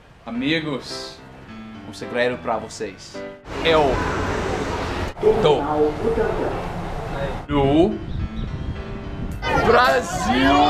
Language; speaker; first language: Portuguese; non-native, fluent; English